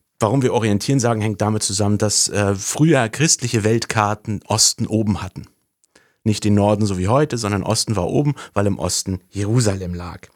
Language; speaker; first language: German; native; German